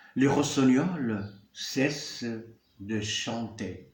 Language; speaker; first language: French; non-native, local second language; Arabic